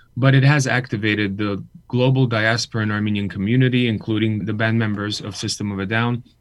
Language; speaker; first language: English; early bilingual, other home language; Armenian